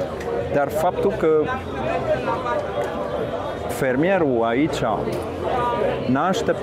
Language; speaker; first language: Romanian; non-native, fluent; French